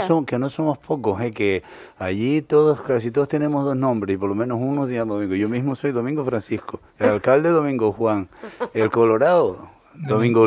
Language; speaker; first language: Spanish; native; Spanish